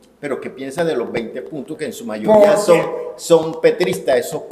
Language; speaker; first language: Spanish; native; Spanish